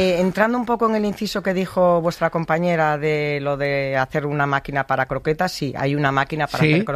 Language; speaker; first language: Spanish; native; Spanish